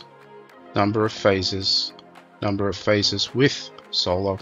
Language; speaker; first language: English; native; English